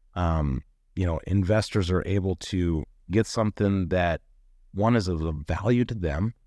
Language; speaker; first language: English; native; English